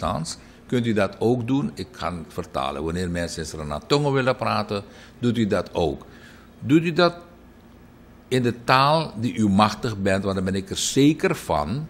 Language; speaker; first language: Dutch; native; Dutch